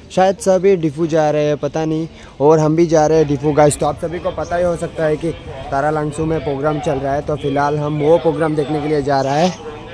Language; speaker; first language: Hindi; non-native, local second language; Assamese